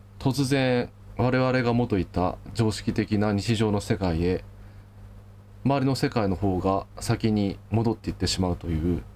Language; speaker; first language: Japanese; native; Japanese